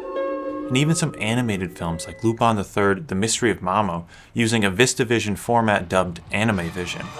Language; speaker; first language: English; native; English